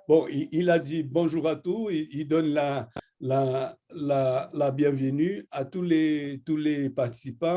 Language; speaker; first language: French; non-native, fluent; Portuguese